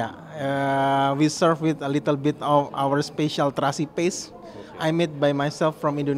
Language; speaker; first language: English; non-native, fluent; Indonesian